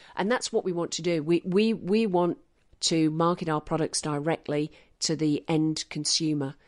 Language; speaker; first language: English; native; English